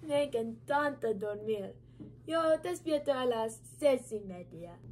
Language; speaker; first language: Spanish; non-native, learner; English